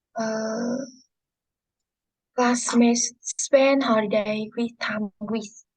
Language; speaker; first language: English; non-native, learner; Vietnamese